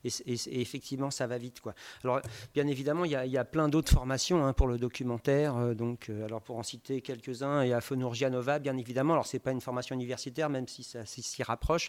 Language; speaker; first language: French; native; French